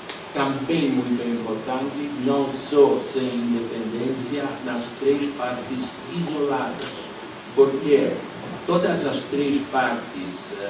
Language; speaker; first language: Portuguese; non-native, fluent; Polish